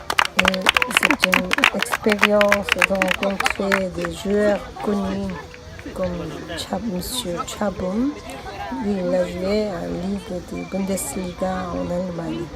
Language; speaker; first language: French; non-native, fluent; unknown